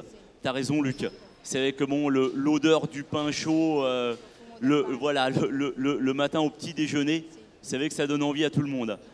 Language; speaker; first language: French; native; French